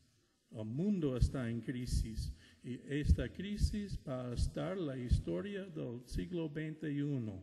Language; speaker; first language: Spanish; non-native, fluent; English